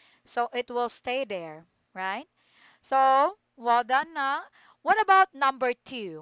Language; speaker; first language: English; non-native, fluent; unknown